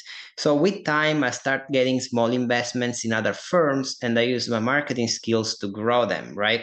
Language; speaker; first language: English; non-native, fluent; Italian